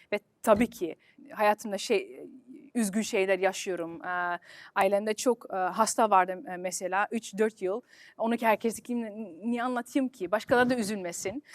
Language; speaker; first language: Turkish; early bilingual, heritage; Turkish